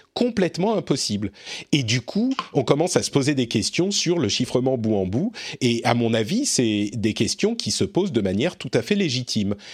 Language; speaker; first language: French; native; French